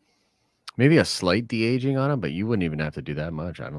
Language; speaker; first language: English; native; English